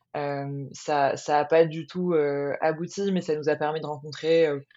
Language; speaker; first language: French; native; French